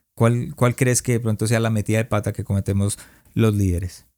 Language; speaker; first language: Spanish; early bilingual, heritage; Spanish